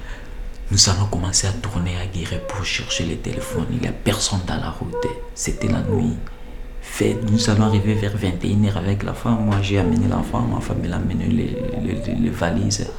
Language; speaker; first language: French; non-native, local second language; Lingala